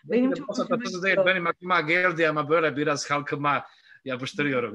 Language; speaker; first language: Turkish; non-native, fluent; Bosnian